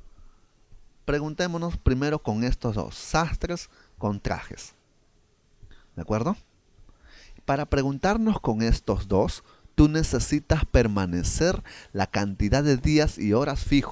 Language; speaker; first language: Spanish; native; Spanish